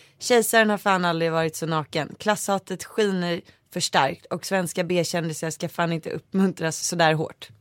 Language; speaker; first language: Swedish; native; Swedish